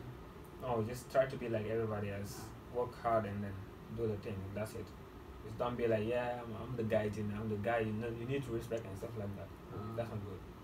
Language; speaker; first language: English; non-native, fluent; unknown